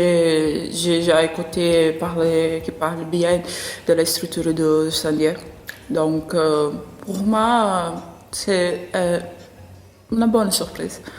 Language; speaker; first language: French; non-native, learner; Portuguese